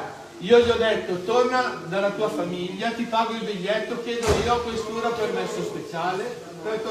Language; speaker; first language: Italian; non-native, fluent; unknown